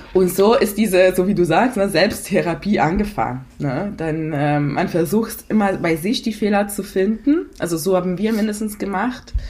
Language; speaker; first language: German; non-native, fluent; Italian